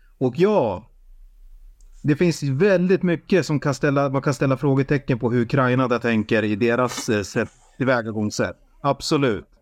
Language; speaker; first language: Swedish; native; Swedish